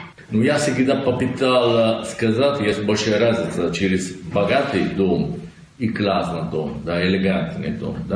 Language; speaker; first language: Russian; non-native, learner; Italian